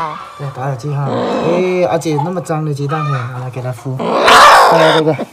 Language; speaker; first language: Chinese; native; Chinese